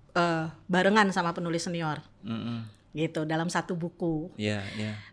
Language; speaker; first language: Indonesian; native; Indonesian